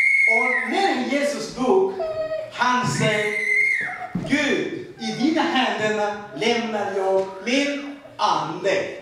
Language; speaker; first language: Swedish; non-native, fluent; Rundi